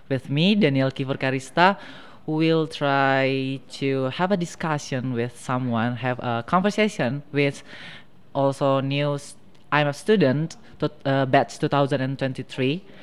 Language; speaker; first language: English; non-native, fluent; Indonesian